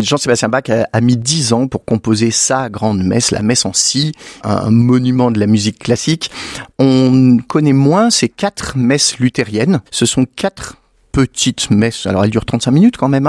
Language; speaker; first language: French; native; French